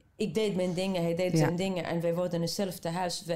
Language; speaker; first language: Dutch; non-native, fluent; Arabic